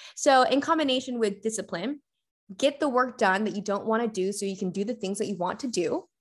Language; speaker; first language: English; native; English